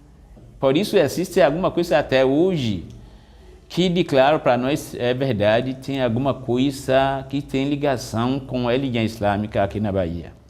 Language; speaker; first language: Portuguese; non-native, fluent; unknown